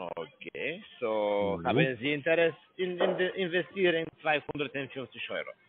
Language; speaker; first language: German; non-native, learner; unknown